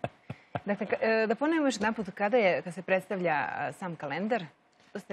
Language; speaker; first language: Serbian; native; Serbian